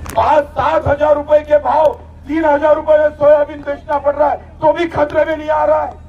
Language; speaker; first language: Hindi; non-native, local second language; Marathi